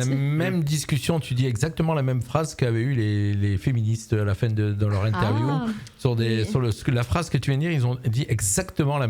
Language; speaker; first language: French; native; French